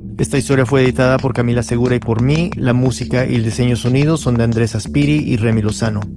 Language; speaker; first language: Spanish; early bilingual, heritage; Spanish